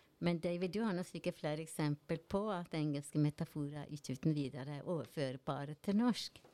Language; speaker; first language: Norwegian; native; Norwegian